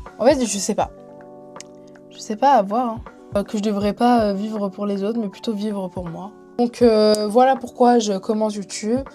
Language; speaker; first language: French; early bilingual, other home language; Spanish